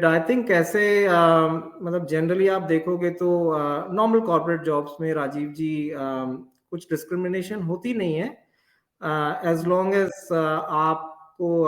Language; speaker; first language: Hindi; native; Hindi